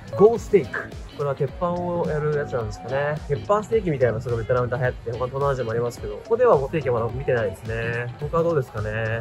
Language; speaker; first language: Japanese; native; Japanese